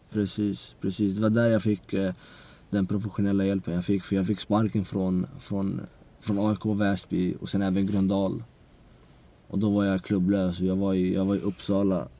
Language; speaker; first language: Swedish; early bilingual, other home language; Central Kurdish